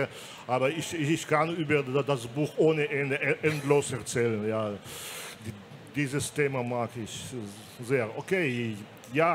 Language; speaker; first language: German; non-native, fluent; Belarusian